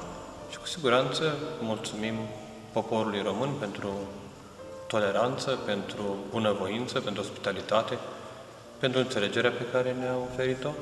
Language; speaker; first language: Romanian; non-native, local second language; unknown